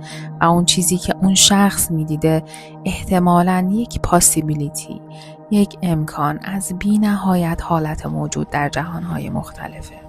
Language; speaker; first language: Persian; native; Persian